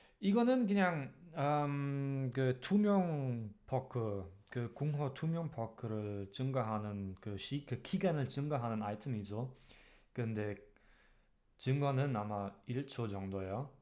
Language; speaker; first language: Korean; non-native, learner; German